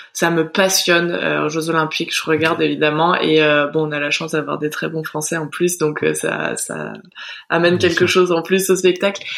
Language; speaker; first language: French; native; French